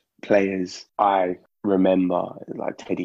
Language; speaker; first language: English; native; English